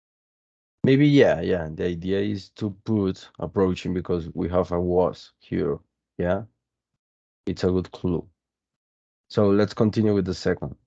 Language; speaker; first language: English; non-native, fluent; Spanish